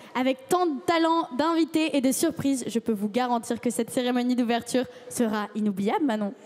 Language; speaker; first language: French; native; French